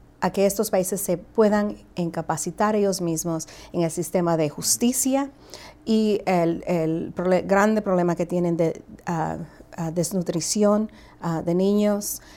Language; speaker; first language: Spanish; early bilingual, heritage; Spanish